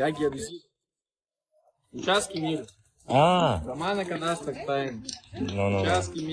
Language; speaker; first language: Russian; native; Russian